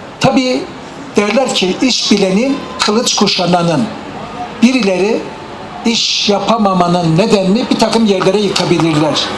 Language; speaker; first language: Turkish; native; Turkish